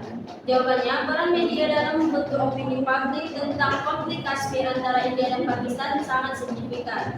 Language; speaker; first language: Indonesian; native; Indonesian